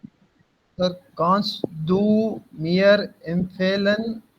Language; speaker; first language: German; non-native, learner; Urdu